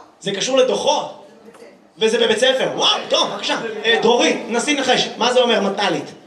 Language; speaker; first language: Hebrew; native; Hebrew